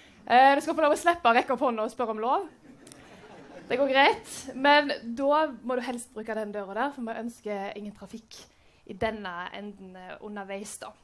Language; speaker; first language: Norwegian; native; Norwegian